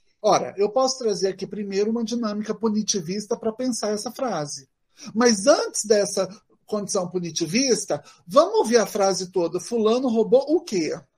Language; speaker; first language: Portuguese; native; Portuguese